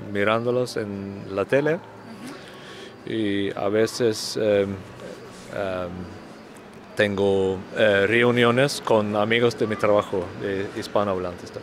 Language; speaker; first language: Spanish; non-native, learner; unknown